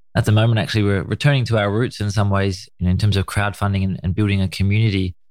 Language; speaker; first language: English; native; English